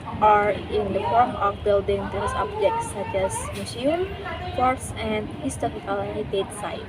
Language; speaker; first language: English; non-native, learner; Indonesian